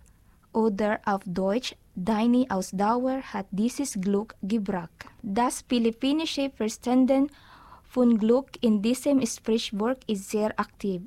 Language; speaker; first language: German; non-native, learner; Filipino